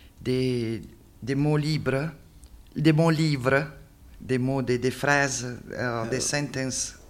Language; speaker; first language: French; non-native, learner; Italian